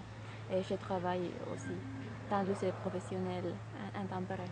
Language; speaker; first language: French; non-native, learner; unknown